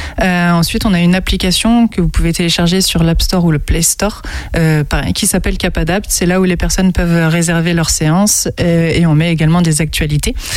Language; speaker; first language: French; native; French